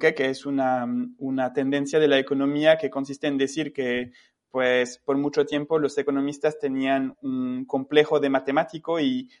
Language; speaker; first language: Spanish; non-native, fluent; French